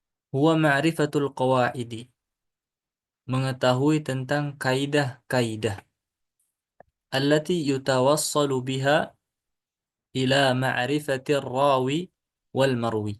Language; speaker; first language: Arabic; non-native, fluent; Indonesian